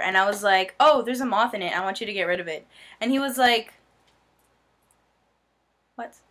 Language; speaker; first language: English; native; English